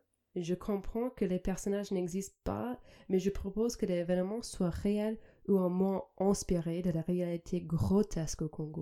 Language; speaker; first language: French; non-native, fluent; English